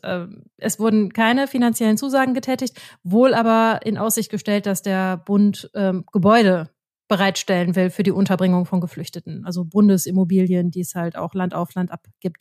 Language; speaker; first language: German; native; German